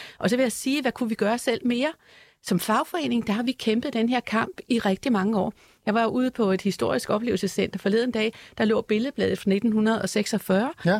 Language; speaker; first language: Danish; native; Danish